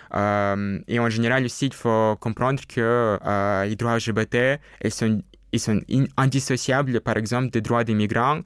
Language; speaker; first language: French; non-native, fluent; Russian